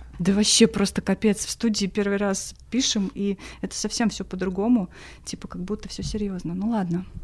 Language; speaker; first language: Russian; native; Russian